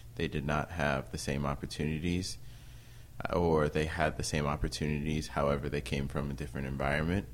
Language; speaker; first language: English; native; English